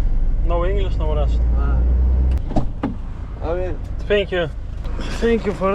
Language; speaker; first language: English; non-native, learner; Lithuanian